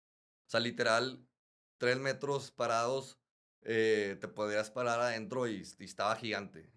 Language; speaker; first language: Spanish; native; Spanish